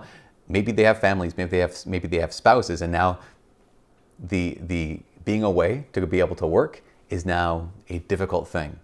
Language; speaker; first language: English; native; English